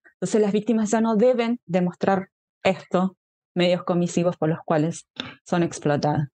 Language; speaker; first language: Spanish; native; Spanish